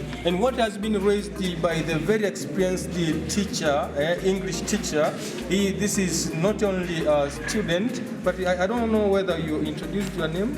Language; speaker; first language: English; non-native, local second language; Swahili